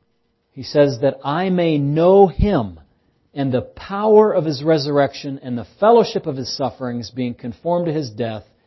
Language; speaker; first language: English; native; English